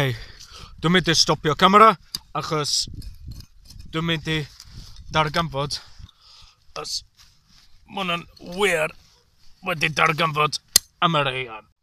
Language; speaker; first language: Welsh; non-native, learner; English